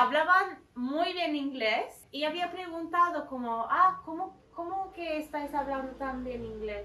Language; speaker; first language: Spanish; non-native, learner; Turkish